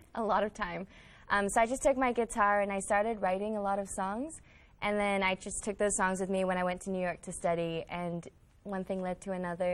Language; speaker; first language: English; non-native, local second language; Cantonese